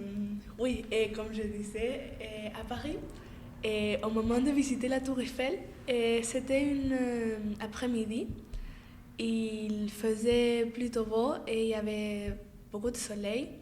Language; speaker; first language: French; non-native, fluent; Spanish